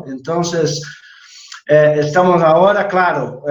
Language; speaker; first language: Spanish; non-native, fluent; Portuguese